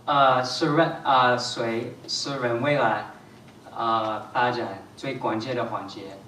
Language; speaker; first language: Chinese; non-native, fluent; English